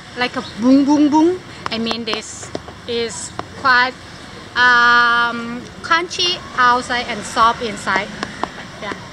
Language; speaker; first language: English; non-native, local second language; Thai